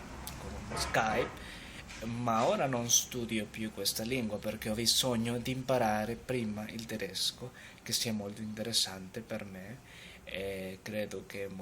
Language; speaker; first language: Italian; non-native, learner; Spanish